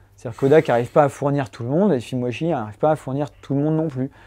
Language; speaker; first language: French; native; French